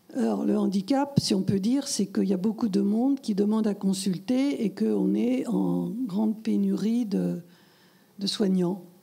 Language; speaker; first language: French; native; French